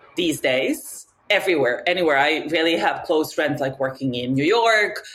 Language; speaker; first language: English; non-native, fluent; Serbian